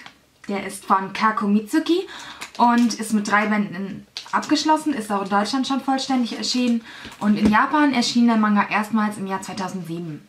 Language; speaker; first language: German; native; German